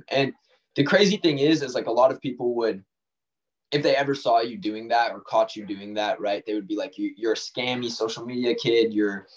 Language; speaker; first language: English; native; English